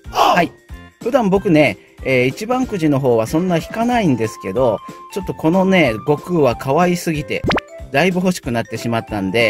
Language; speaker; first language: Japanese; native; Japanese